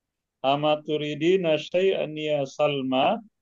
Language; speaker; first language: Arabic; non-native, learner; Indonesian